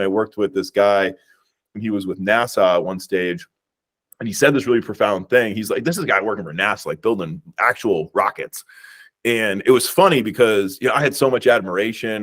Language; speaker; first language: English; native; English